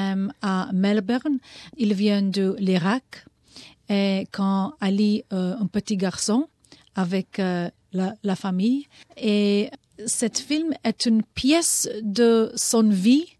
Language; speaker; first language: French; non-native, learner; Maltese